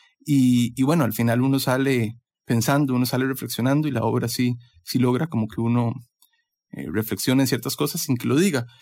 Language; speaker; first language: Spanish; native; Spanish